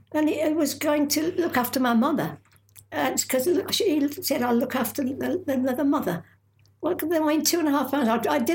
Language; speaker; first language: English; native; English